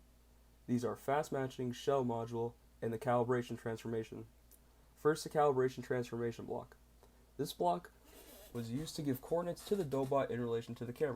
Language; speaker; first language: English; native; English